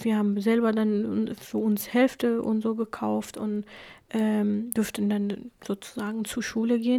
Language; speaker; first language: German; non-native, fluent; Kurdish